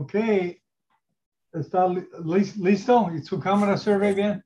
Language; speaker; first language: Spanish; non-native, learner; English